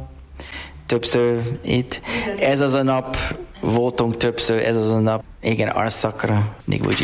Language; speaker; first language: Hungarian; non-native, learner; English